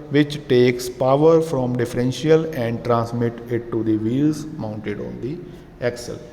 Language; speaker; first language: English; non-native, local second language; Punjabi